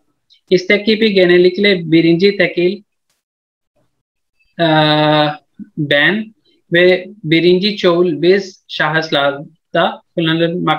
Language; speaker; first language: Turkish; non-native, fluent; Urdu